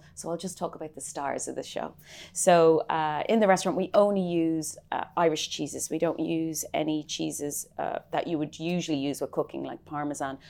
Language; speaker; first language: English; native; English